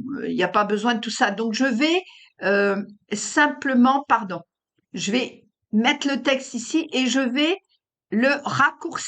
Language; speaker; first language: French; native; French